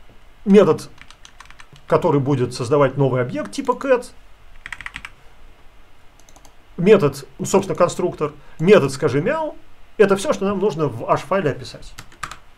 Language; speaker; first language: Russian; native; Russian